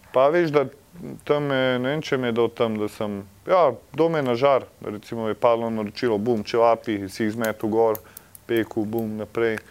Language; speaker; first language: Slovenian; native; Slovenian